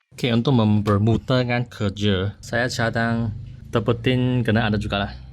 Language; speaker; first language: Malay; non-native, local second language; Chinese